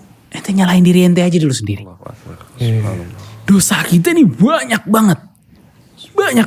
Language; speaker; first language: Indonesian; native; Indonesian